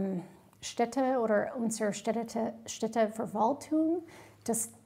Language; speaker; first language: German; non-native, fluent; English